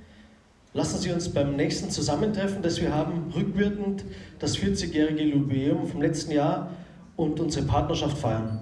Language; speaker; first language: German; native; German